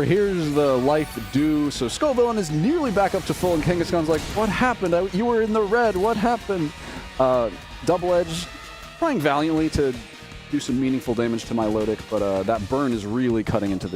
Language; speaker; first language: English; native; English